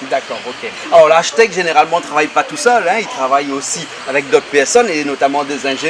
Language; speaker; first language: French; native; French